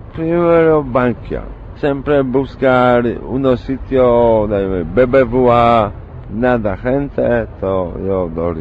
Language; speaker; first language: Spanish; non-native, learner; Polish